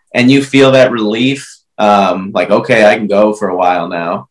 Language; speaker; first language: English; native; English